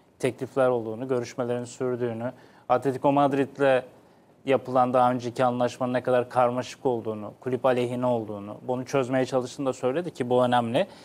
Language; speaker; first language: Turkish; native; Turkish